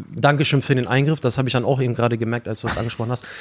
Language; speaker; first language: German; native; German